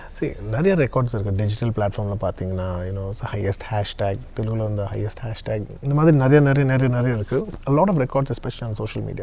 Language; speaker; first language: Tamil; non-native, local second language; Telugu